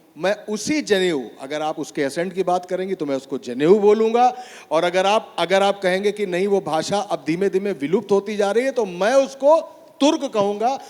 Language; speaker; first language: Hindi; native; Hindi